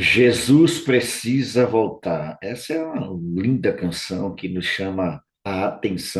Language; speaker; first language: Portuguese; native; Portuguese